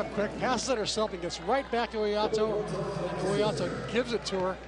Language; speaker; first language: English; native; English